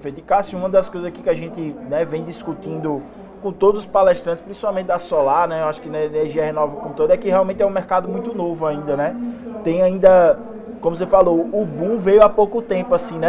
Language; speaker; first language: Portuguese; native; Portuguese